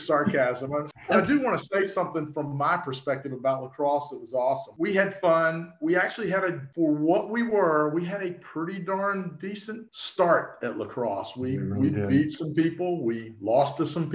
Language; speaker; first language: English; native; English